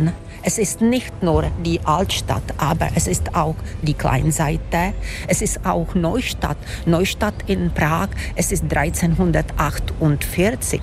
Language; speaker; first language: German; non-native, fluent; Czech